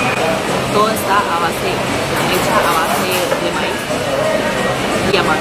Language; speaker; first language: Spanish; early bilingual, other home language; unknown